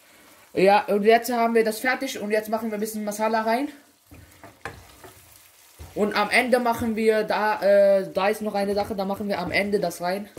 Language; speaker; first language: German; early bilingual, other home language; Urdu